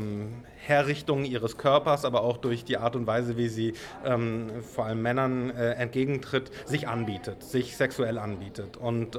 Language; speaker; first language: German; native; German